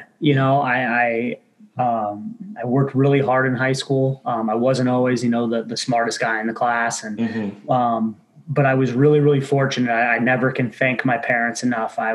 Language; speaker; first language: English; native; English